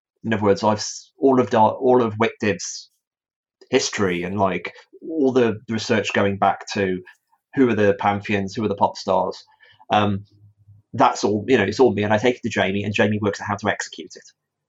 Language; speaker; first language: English; native; English